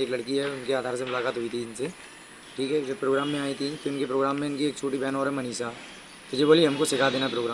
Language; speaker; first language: Hindi; native; Hindi